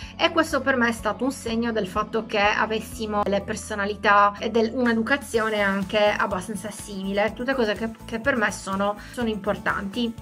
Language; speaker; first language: Italian; native; Italian